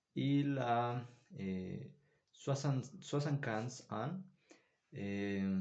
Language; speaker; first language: French; non-native, learner; Spanish